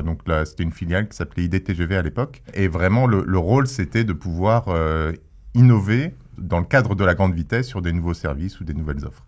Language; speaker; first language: French; native; French